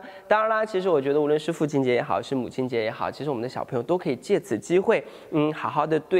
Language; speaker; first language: Chinese; native; Chinese